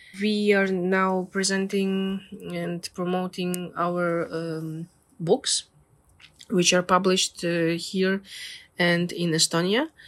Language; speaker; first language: English; non-native, fluent; Ukrainian